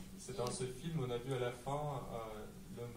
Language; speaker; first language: French; non-native, fluent; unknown